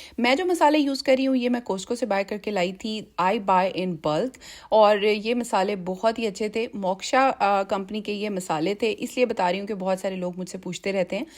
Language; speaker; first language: Urdu; native; Urdu